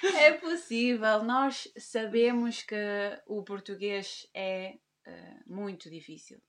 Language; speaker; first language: Portuguese; native; Portuguese